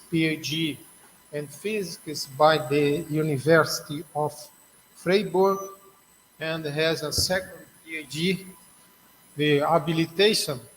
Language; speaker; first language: English; non-native, learner; Portuguese